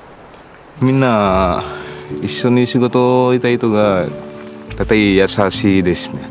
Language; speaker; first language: Japanese; non-native, learner; Indonesian